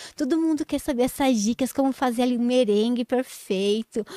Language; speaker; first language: Portuguese; native; Portuguese